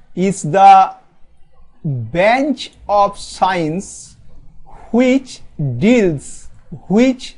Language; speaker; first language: English; non-native, local second language; Bangla